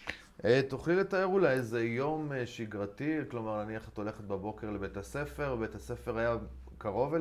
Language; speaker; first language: Hebrew; native; Hebrew